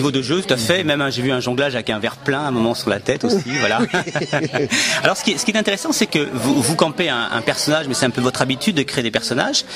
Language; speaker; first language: French; native; French